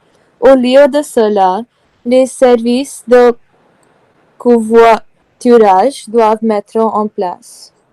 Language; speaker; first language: French; non-native, learner; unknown